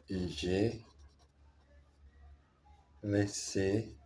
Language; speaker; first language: French; non-native, learner; Portuguese